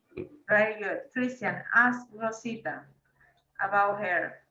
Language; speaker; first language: English; non-native, fluent; Spanish